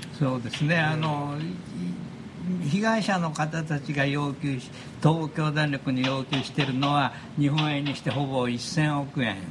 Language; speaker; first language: Japanese; native; Japanese